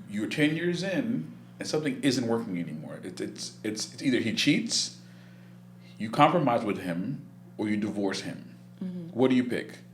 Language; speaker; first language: English; native; English